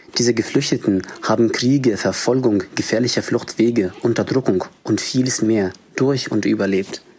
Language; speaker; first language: German; non-native, fluent; Arabic